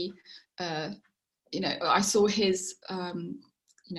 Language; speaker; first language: English; native; English